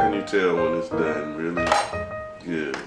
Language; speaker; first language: English; native; English